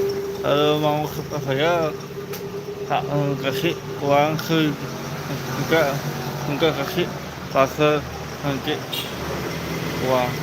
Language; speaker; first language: Indonesian; non-native, local second language; Balinese